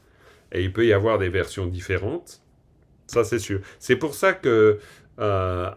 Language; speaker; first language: French; native; French